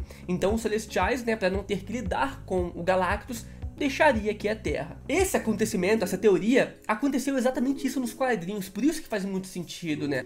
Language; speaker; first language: Portuguese; native; Portuguese